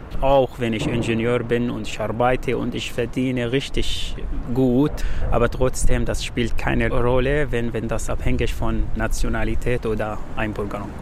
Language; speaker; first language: German; non-native, fluent; Arabic